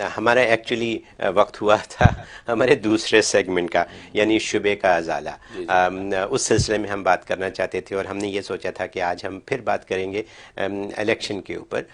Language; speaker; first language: Urdu; native; Urdu